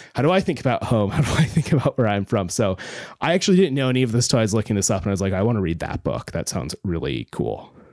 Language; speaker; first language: English; native; English